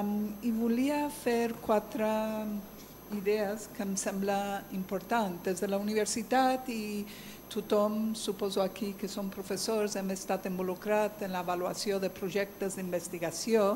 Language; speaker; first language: Catalan; non-native, fluent; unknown